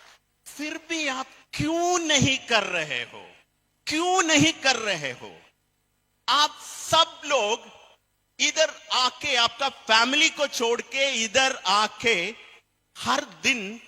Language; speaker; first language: Hindi; non-native, fluent; Bangla